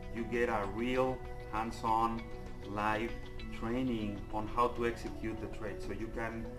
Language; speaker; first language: English; non-native, fluent; Spanish